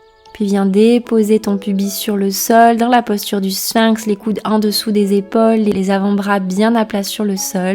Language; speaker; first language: French; native; French